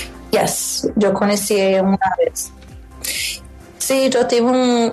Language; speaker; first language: Spanish; non-native, learner; Portuguese